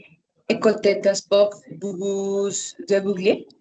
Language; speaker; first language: French; non-native, learner; Spanish